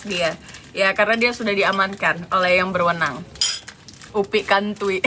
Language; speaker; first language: Indonesian; native; Indonesian